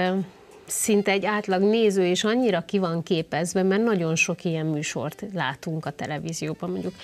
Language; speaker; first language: Hungarian; native; Hungarian